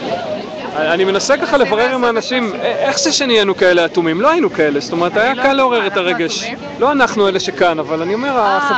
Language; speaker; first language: Hebrew; native; Hebrew